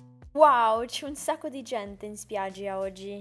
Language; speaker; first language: Italian; non-native, learner; Spanish